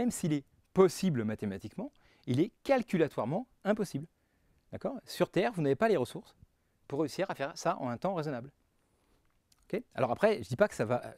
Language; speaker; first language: French; native; French